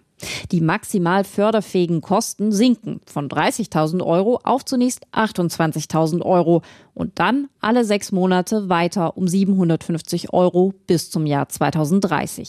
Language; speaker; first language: German; native; German